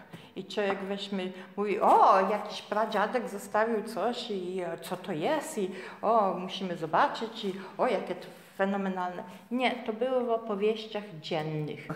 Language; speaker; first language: Polish; early bilingual, heritage; Polish